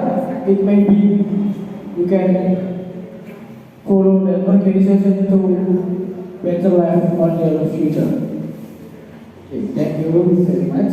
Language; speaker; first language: English; non-native, learner; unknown